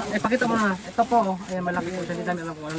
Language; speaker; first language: Filipino; non-native, local second language; Cebuano